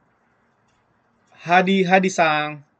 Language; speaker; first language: Japanese; non-native, fluent; Indonesian